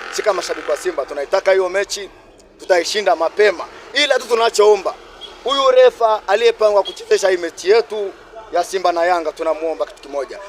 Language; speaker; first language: Swahili; native; Swahili